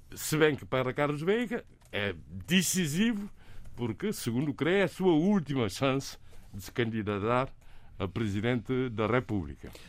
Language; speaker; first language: Portuguese; non-native, local second language; Kabuverdianu